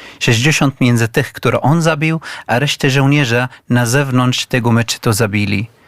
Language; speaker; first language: Polish; non-native, learner; Arabic